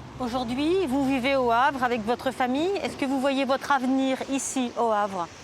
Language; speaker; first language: French; native; French